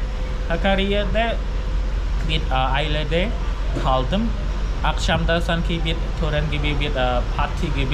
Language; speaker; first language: Turkish; non-native, fluent; Khmer